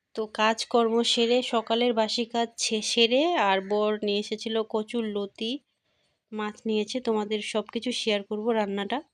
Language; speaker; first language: Bangla; non-native, local second language; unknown